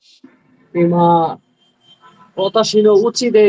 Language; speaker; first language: Japanese; non-native, learner; Bangla